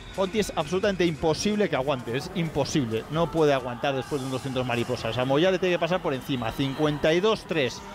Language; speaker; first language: Spanish; native; Spanish